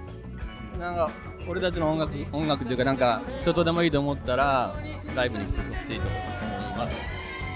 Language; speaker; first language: Japanese; native; Japanese